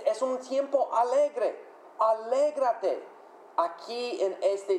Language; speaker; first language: Spanish; non-native, fluent; English